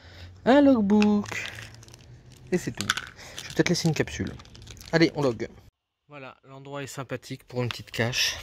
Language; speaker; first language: French; native; French